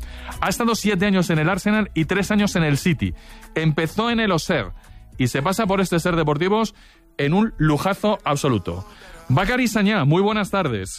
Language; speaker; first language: Spanish; native; Spanish